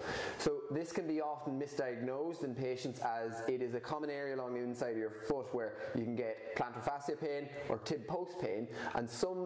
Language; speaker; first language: English; native; English